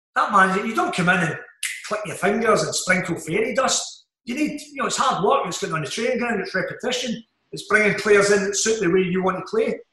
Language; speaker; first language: English; native; English